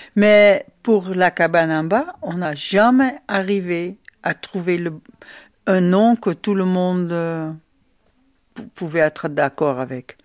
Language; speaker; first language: French; non-native, fluent; Dutch